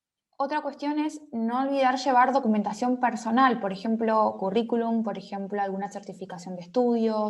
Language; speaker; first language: Spanish; native; Spanish